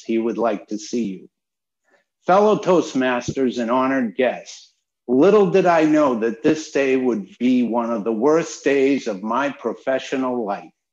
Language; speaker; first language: English; native; English